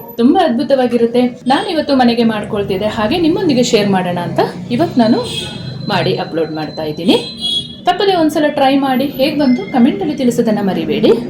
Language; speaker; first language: Kannada; non-native, local second language; Kodava